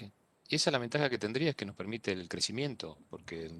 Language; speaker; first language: Spanish; native; Spanish